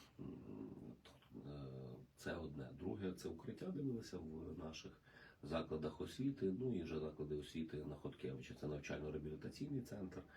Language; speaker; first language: Ukrainian; native; Ukrainian